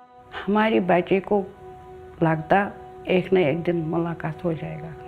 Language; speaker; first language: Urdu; non-native, local second language; Kashmiri